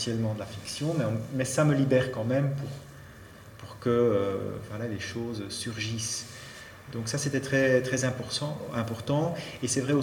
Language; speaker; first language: French; non-native, fluent; Dutch